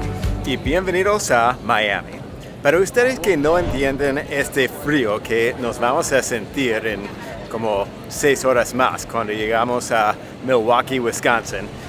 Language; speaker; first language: Spanish; non-native, fluent; English